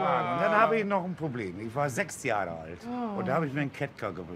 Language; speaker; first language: German; native; German